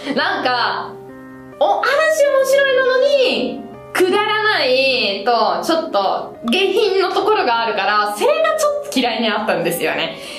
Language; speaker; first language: Japanese; non-native, fluent; Italian